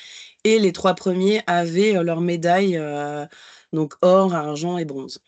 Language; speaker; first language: French; native; French